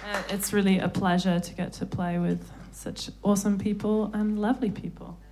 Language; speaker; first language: English; native; English